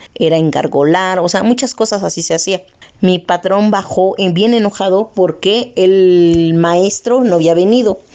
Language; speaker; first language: Spanish; early bilingual, other home language; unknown